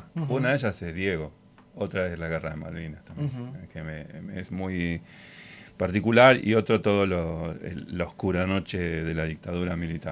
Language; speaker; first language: Spanish; native; Spanish